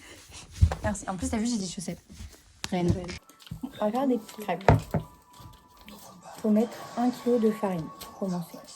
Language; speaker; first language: French; native; French